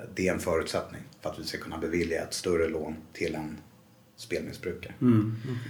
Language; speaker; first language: Swedish; native; Swedish